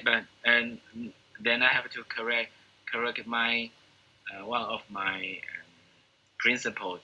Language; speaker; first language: English; non-native, learner; Chinese